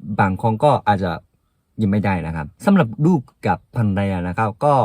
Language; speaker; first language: Thai; non-native, fluent; Japanese